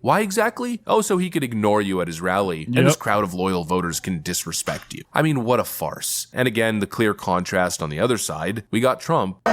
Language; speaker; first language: English; native; English